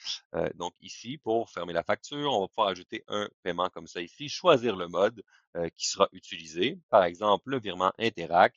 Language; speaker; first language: French; native; French